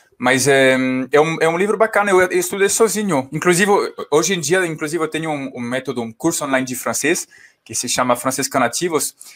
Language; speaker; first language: Portuguese; non-native, fluent; French